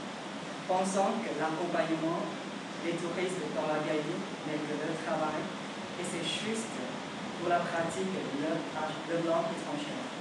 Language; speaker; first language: French; non-native, learner; Vietnamese